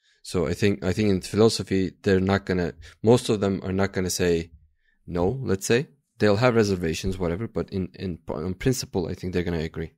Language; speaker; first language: English; non-native, fluent; Turkish